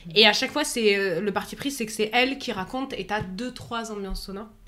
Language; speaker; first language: French; native; French